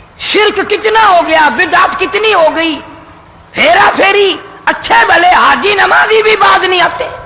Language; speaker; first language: Urdu; non-native, local second language; Punjabi